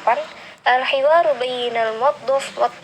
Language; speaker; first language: Arabic; non-native, learner; Indonesian